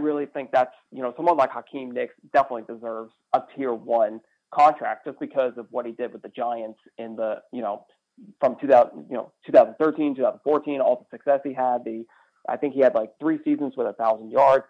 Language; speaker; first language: English; native; English